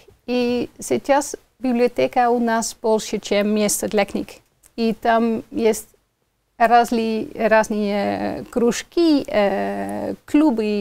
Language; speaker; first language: Russian; non-native, fluent; Dutch